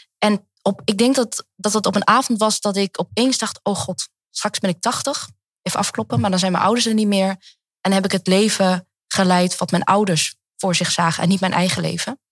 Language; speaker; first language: Dutch; early bilingual, other home language; Vietnamese